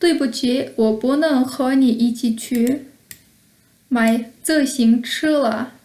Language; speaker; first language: Chinese; non-native, fluent; Kyrgyz